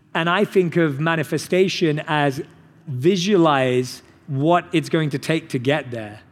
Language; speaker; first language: English; native; English